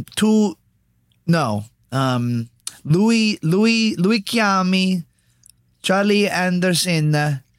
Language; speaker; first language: Italian; non-native, learner; English